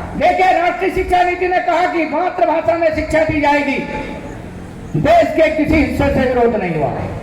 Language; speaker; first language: Hindi; native; Hindi